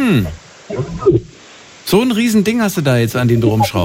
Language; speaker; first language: German; native; German